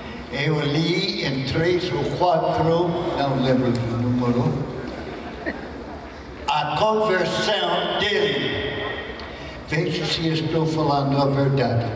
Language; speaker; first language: Portuguese; non-native, fluent; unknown